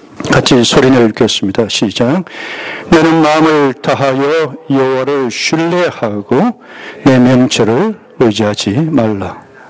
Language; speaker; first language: Korean; native; Korean